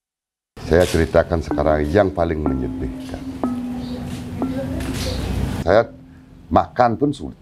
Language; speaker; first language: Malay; non-native, local second language; Balinese